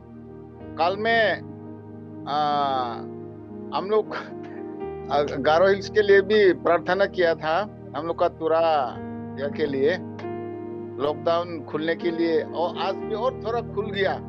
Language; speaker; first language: Hindi; non-native, local second language; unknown